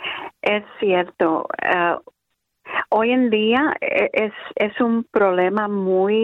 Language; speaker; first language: Spanish; early bilingual, other home language; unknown